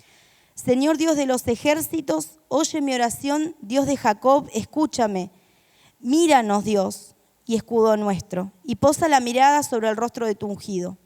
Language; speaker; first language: Spanish; native; Spanish